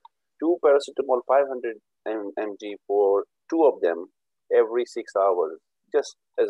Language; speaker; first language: English; non-native, local second language; Urdu